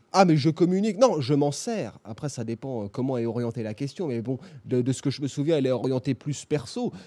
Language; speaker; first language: French; native; French